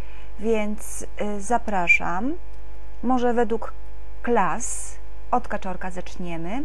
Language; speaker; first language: Polish; native; Polish